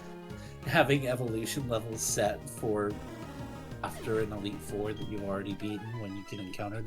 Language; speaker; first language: English; native; English